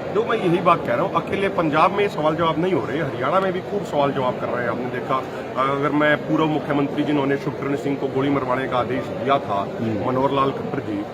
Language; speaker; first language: Hindi; native; Hindi